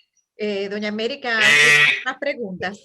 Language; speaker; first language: Spanish; native; Spanish